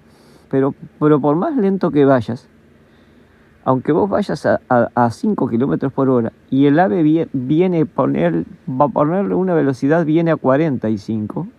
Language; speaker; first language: Spanish; native; Spanish